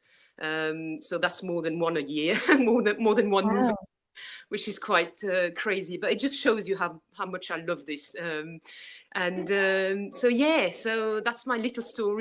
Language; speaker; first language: English; non-native, fluent; French